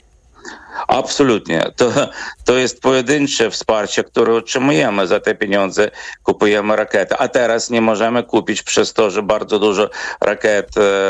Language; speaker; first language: Polish; non-native, fluent; Ukrainian